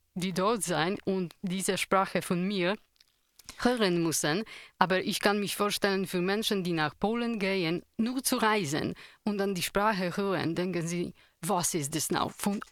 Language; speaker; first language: German; non-native, fluent; Polish